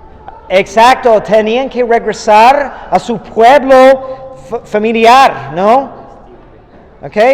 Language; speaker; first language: Spanish; non-native, fluent; English